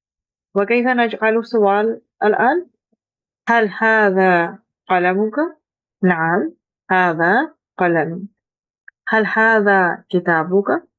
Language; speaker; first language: Arabic; non-native, fluent; Urdu